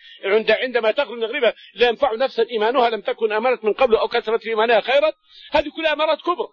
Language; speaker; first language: Arabic; native; Arabic